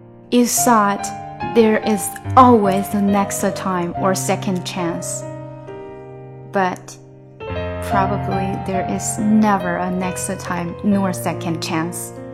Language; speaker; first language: English; non-native, fluent; Chinese